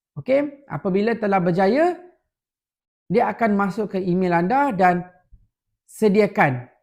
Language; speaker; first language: Malay; non-native, local second language; Tamil